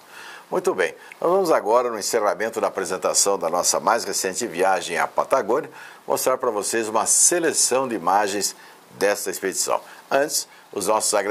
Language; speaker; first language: Portuguese; native; Portuguese